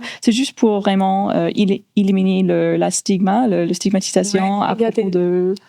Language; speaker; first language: French; non-native, local second language; English